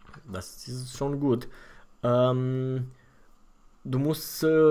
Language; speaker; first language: German; non-native, fluent; Romanian